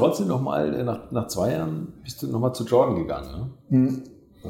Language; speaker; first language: German; native; German